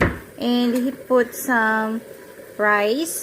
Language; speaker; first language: English; non-native, learner; Filipino